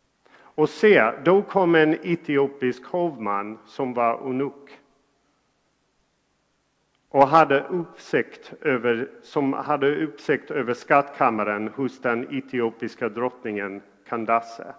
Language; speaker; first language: Swedish; non-native, fluent; English